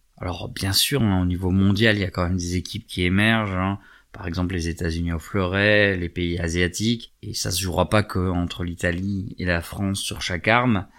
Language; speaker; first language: French; native; French